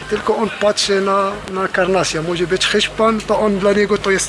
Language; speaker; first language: Polish; non-native, learner; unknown